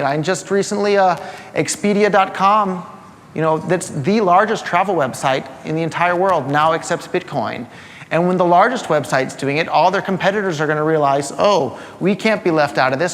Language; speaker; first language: English; native; English